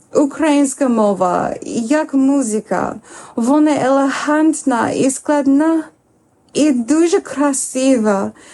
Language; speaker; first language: Ukrainian; non-native, learner; English